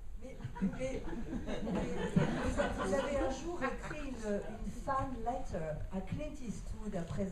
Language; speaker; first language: French; native; French